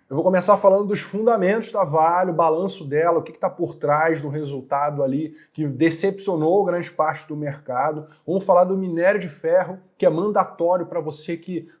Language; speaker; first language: Portuguese; native; Portuguese